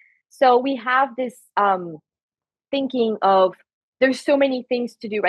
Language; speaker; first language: English; non-native, fluent; French